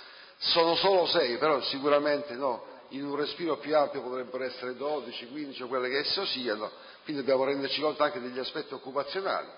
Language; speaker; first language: Italian; native; Italian